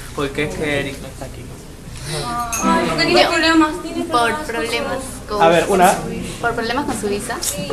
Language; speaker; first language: Spanish; native; Spanish